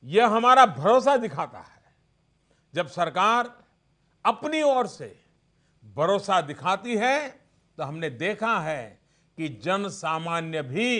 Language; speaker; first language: Hindi; non-native, local second language; Gujarati